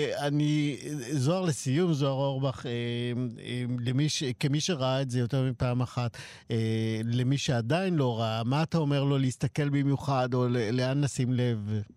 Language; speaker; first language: Hebrew; native; Hebrew